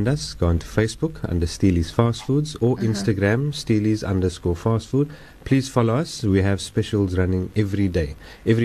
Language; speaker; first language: English; native; English